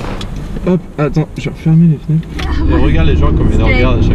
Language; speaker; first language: French; native; French